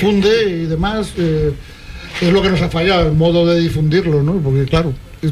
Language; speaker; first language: Spanish; native; Spanish